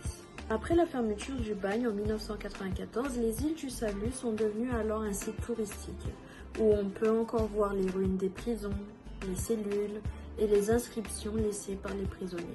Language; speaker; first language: French; native; French